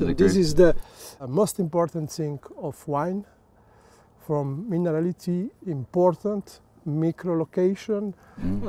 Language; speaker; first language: English; non-native, learner; Slovenian